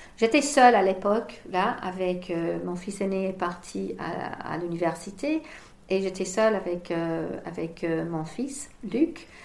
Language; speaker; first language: French; non-native, fluent; English